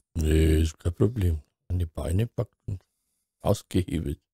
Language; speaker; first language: German; native; German